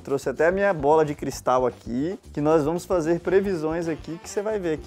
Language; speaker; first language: Portuguese; native; Portuguese